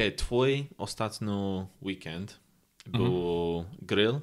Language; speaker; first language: Polish; non-native, learner; English